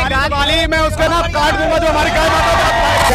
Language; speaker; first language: Hindi; native; Hindi